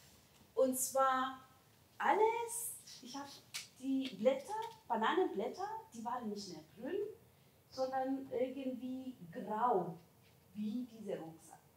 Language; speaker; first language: German; non-native, fluent; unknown